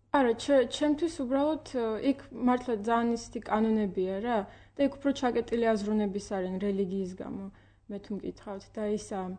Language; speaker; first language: Georgian; early bilingual, heritage; Georgian